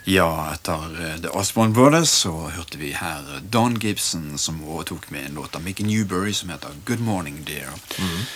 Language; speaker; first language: Norwegian; native; Norwegian